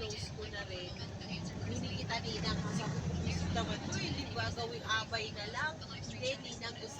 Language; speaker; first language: Filipino; non-native, local second language; Bikol